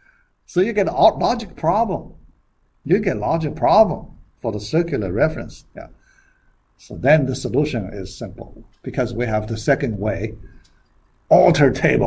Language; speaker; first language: English; non-native, fluent; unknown